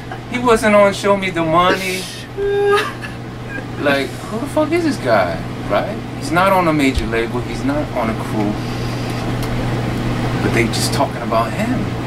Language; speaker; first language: English; native; English